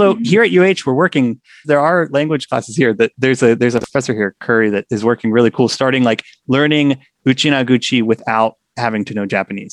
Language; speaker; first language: English; native; English